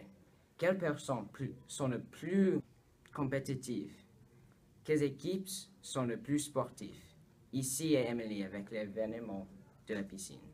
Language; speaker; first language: French; non-native, learner; English